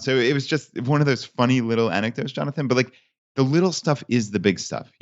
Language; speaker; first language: English; native; English